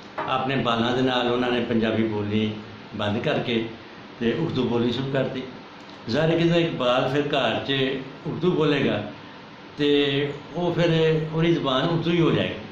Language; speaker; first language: Punjabi; native; Punjabi